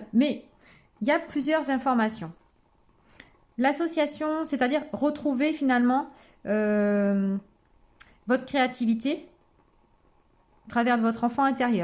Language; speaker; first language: French; native; French